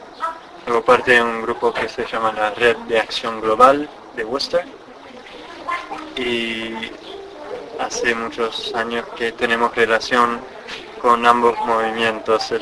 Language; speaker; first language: Spanish; non-native, fluent; English